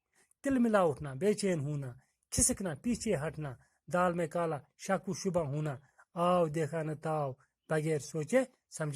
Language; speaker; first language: Hindi; non-native, local second language; Kashmiri